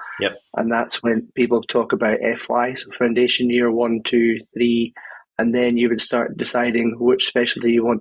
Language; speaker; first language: English; native; English